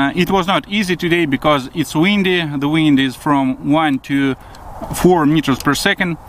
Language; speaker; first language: English; non-native, fluent; Russian